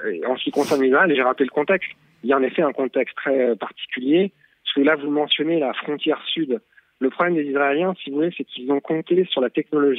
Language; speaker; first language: French; native; French